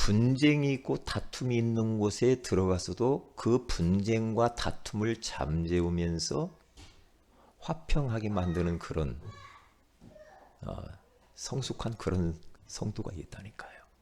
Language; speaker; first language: Korean; native; Korean